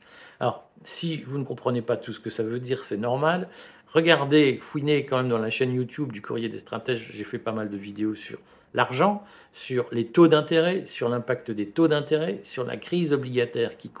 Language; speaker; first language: French; native; French